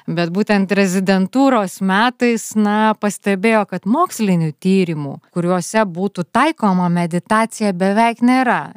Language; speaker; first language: Lithuanian; native; Lithuanian